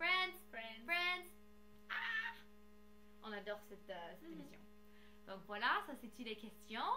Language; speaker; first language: French; non-native, learner; English